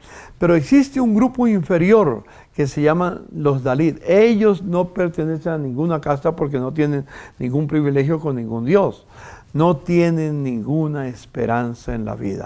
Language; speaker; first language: Spanish; native; Spanish